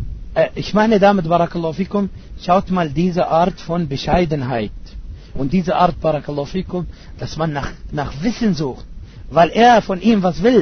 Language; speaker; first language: German; non-native, fluent; Arabic